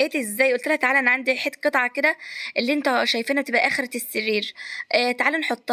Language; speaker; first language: Arabic; native; Arabic